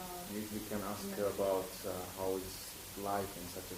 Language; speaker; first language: English; non-native, fluent; German